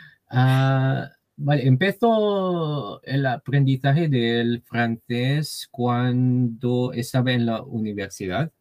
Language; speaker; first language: Spanish; non-native, learner; Chinese